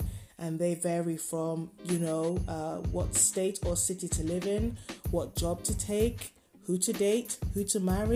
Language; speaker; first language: English; non-native, local second language; Yoruba